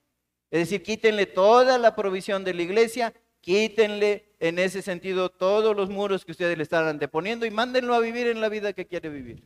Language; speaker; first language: Spanish; native; Spanish